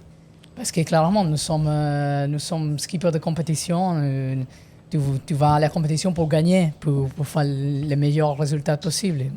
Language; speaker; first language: French; non-native, learner; Italian